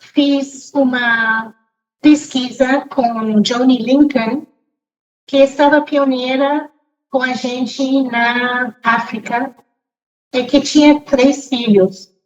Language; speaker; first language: Portuguese; non-native, fluent; English